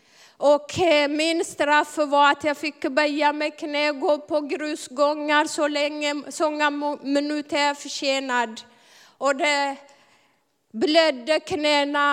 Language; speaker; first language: Swedish; non-native, fluent; Amharic